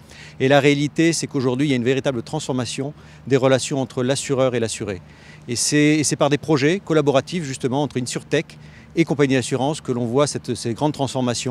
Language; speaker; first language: French; native; French